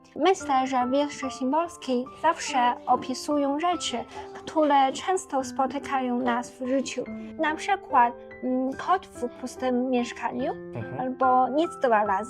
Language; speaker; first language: Polish; non-native, fluent; Chinese